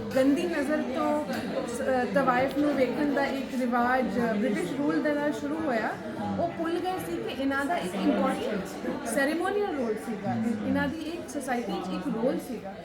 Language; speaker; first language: Punjabi; non-native, local second language; Hindi